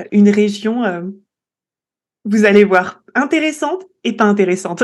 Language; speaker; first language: French; native; French